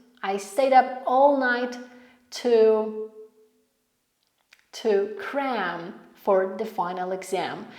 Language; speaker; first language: English; non-native, fluent; Polish